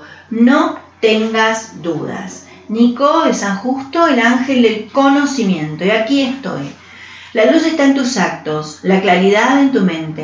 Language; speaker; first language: Spanish; native; Spanish